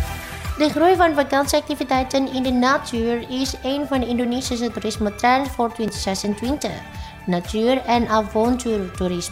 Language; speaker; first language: Dutch; non-native, fluent; Indonesian